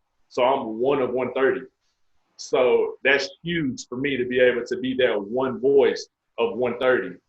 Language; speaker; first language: English; native; English